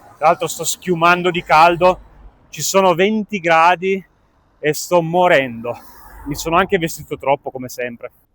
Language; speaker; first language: Italian; native; Italian